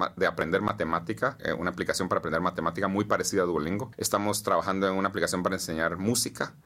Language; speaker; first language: Spanish; native; Spanish